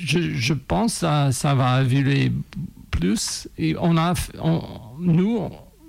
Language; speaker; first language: French; non-native, fluent; English